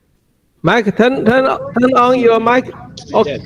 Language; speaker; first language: English; non-native, learner; Chinese